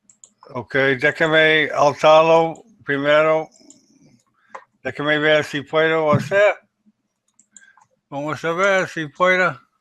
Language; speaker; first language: Spanish; non-native, learner; English